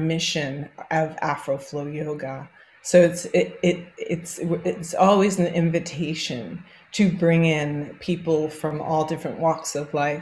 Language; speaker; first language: English; native; English